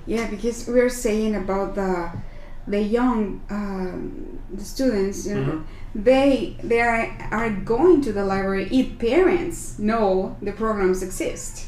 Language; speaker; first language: English; non-native, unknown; Spanish